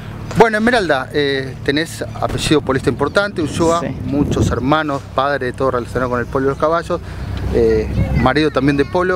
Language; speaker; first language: Spanish; native; Spanish